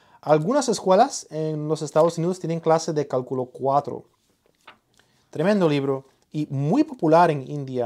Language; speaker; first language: Spanish; early bilingual, heritage; Spanish